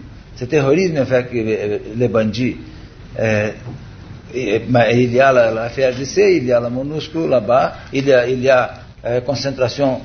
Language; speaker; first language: French; non-native, learner; Portuguese